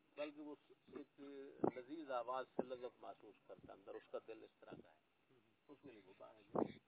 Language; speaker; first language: Urdu; non-native, local second language; Punjabi